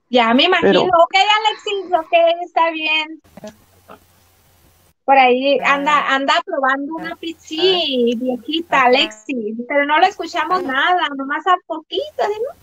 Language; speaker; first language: Spanish; native; Spanish